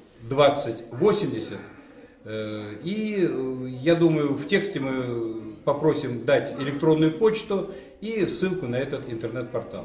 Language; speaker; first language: Russian; native; Russian